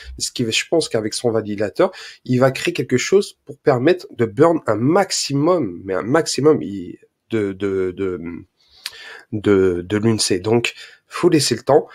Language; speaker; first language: French; native; French